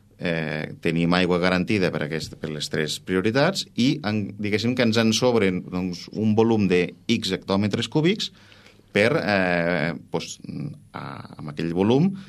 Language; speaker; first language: Catalan; native; Catalan